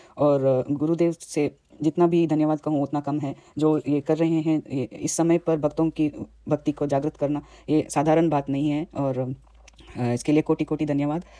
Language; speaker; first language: Hindi; non-native, local second language; Tamil